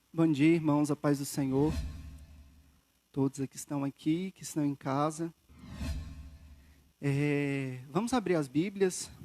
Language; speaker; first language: Portuguese; native; Portuguese